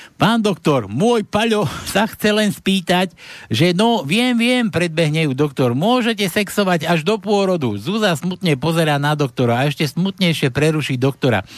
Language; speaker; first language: Slovak; native; Slovak